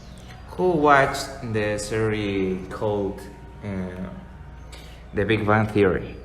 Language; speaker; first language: English; non-native, learner; Spanish